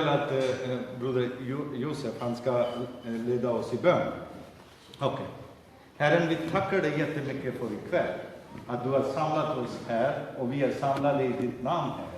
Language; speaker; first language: Swedish; non-native, fluent; Urdu